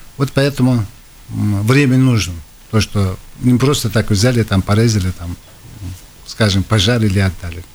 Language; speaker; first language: Russian; non-native, local second language; Uzbek